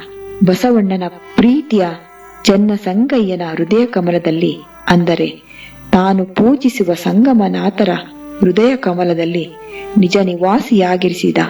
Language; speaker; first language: Kannada; native; Kannada